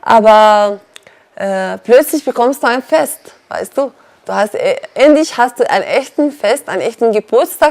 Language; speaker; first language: German; non-native, learner; Arabic